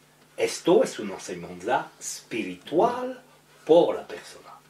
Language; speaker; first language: Spanish; non-native, learner; French